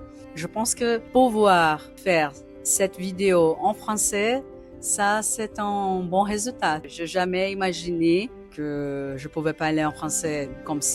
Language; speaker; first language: French; non-native, learner; Portuguese